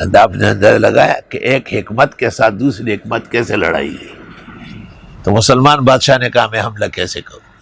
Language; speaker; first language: Urdu; non-native, local second language; Pashto